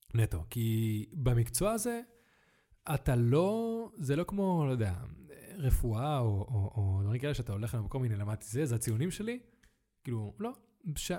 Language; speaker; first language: Hebrew; early bilingual, other home language; Spanish